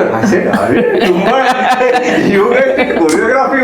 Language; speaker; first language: Kannada; non-native, learner; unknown